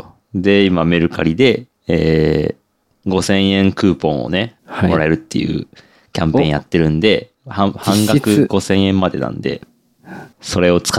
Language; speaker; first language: Japanese; native; Japanese